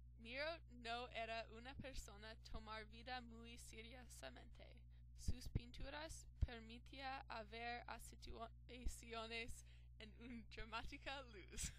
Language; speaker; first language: Spanish; non-native, learner; English